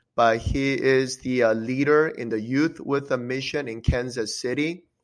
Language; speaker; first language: English; early bilingual, other home language; Korean